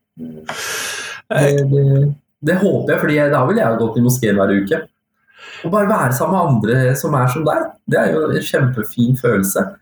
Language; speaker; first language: Norwegian; early bilingual, other home language; Urdu